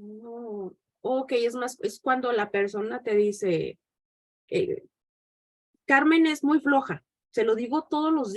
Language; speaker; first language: Spanish; native; Spanish